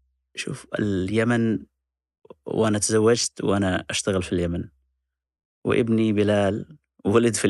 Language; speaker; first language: Arabic; non-native, fluent; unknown